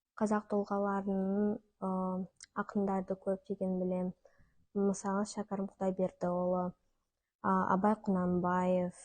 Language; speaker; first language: Kazakh; non-native, local second language; Russian